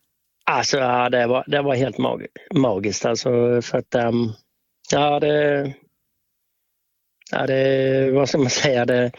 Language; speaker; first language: Swedish; native; Swedish